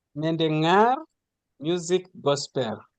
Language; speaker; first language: Indonesian; non-native, learner; Nyanja